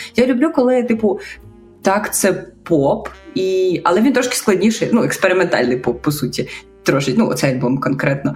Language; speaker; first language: Ukrainian; native; Ukrainian